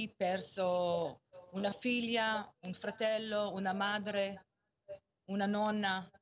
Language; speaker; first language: Italian; non-native, fluent; Hebrew